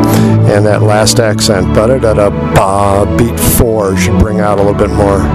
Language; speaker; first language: English; native; English